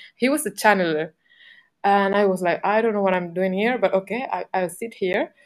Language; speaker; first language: English; non-native, fluent; Spanish